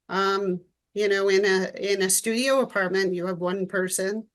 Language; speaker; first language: English; native; English